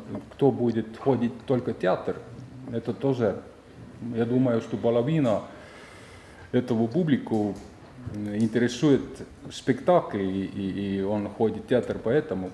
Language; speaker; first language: Russian; non-native, fluent; Estonian